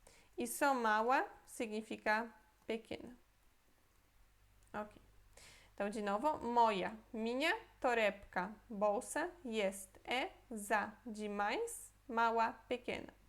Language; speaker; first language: Portuguese; non-native, fluent; Polish